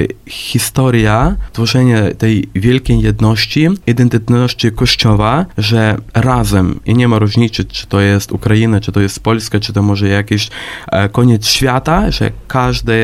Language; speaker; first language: Polish; non-native, fluent; Ukrainian